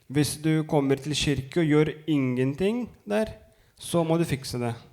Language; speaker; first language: Norwegian; non-native, fluent; Lithuanian